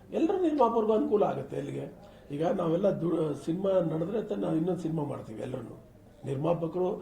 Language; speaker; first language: Kannada; native; Kannada